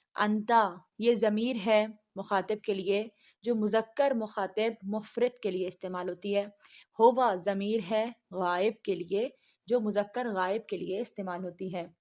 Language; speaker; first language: Urdu; native; Urdu